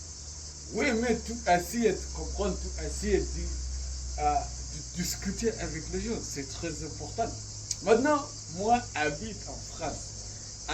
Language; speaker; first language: French; non-native, learner; Arabic